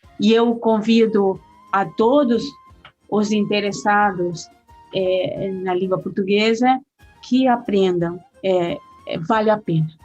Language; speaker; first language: Portuguese; early bilingual, heritage; Portuguese